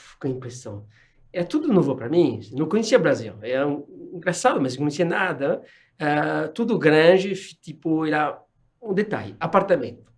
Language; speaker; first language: Portuguese; non-native, fluent; French